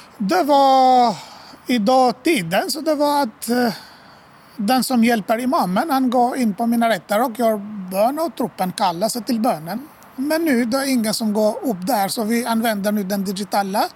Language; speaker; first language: Swedish; non-native, fluent; Albanian